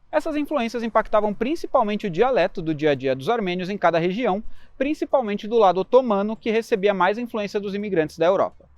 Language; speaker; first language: Portuguese; native; Portuguese